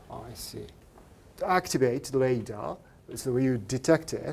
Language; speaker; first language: English; non-native, fluent; Japanese